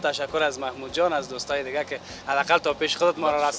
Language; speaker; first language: Persian; native; Persian